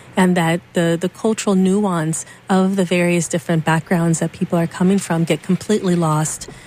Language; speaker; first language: English; early bilingual, other home language; Spanish